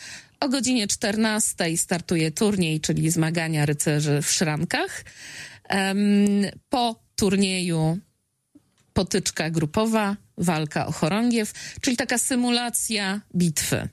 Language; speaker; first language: Polish; native; Polish